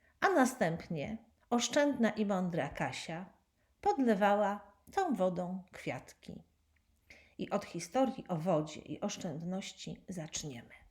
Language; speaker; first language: Polish; native; Polish